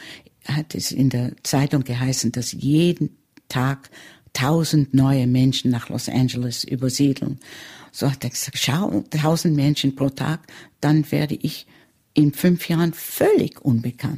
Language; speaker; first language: German; early bilingual, heritage; German